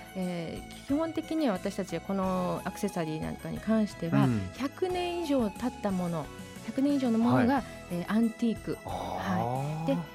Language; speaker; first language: Japanese; native; Japanese